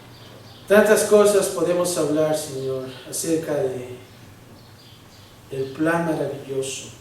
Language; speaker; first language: Spanish; early bilingual, heritage; Spanish